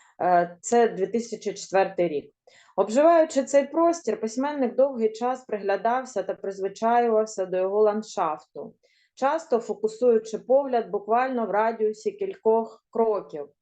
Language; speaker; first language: Ukrainian; native; Ukrainian